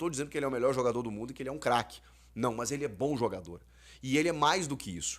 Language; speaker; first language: Portuguese; native; Portuguese